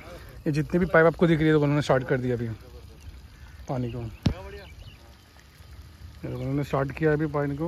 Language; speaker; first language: Hindi; native; Hindi